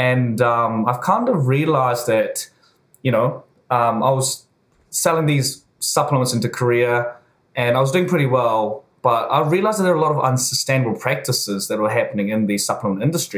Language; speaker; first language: English; native; English